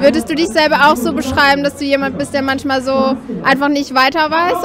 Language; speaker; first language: German; native; German